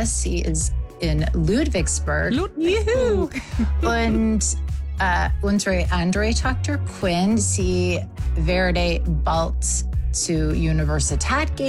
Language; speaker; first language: German; non-native, learner; English